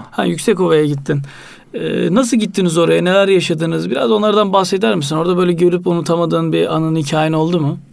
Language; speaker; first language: Turkish; native; Turkish